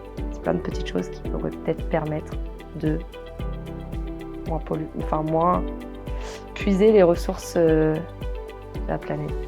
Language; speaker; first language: French; native; French